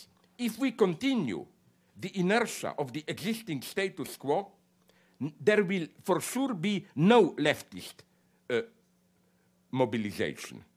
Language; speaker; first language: English; non-native, fluent; Slovenian